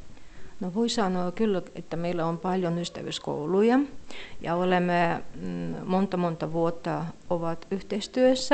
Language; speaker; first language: Finnish; non-native, fluent; Russian